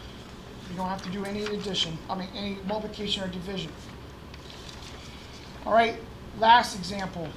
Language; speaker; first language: English; native; English